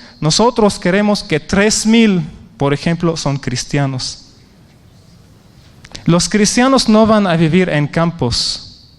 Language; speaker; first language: Spanish; non-native, fluent; Arabic